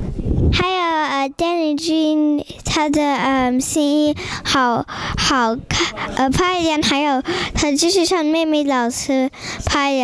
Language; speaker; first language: Chinese; early bilingual, heritage; Chinese